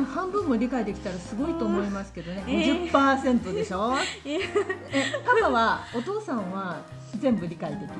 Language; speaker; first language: Japanese; native; Japanese